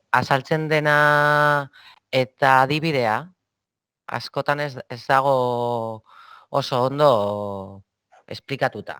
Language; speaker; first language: Basque; non-native, local second language; Spanish